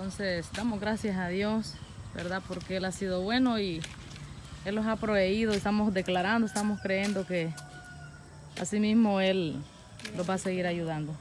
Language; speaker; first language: Spanish; native; Spanish